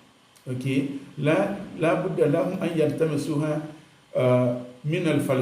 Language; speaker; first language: Arabic; non-native, fluent; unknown